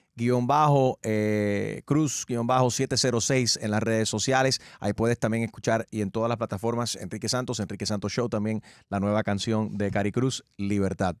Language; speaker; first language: Spanish; early bilingual, heritage; Spanish